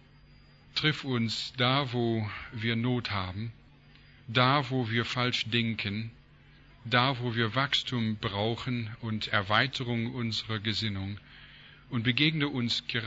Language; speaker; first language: German; non-native, fluent; English